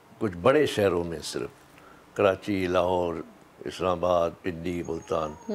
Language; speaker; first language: Urdu; native; Urdu